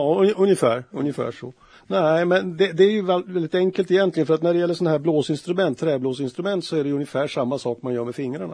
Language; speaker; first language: Swedish; native; Swedish